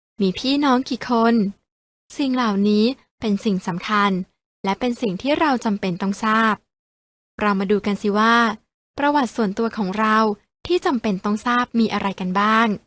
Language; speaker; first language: Thai; native; Thai